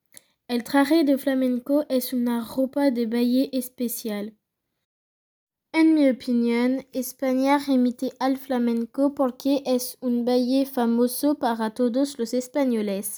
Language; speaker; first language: Spanish; non-native, learner; French